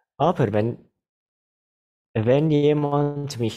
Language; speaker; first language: German; non-native, fluent; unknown